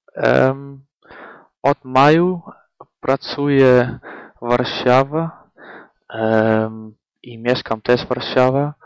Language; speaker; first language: Polish; non-native, learner; Dutch